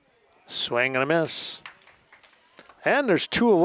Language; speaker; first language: English; native; English